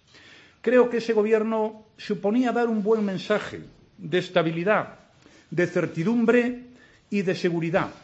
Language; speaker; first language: Spanish; native; Spanish